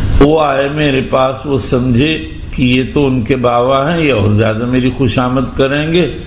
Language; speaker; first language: Urdu; native; Urdu